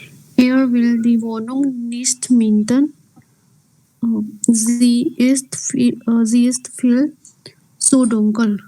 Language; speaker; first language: German; non-native, learner; Hindi